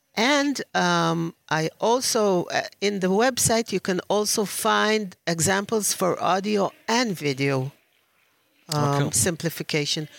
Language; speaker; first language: English; non-native, learner; Hebrew